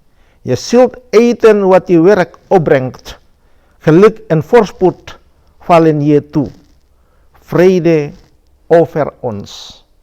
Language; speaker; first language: Dutch; non-native, fluent; Indonesian